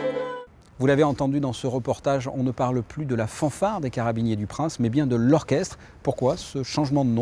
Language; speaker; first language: French; native; French